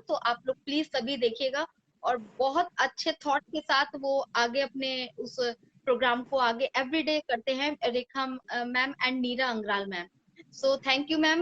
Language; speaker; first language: Hindi; native; Hindi